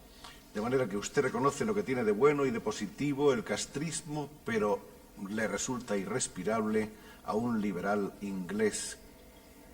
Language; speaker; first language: Spanish; native; Spanish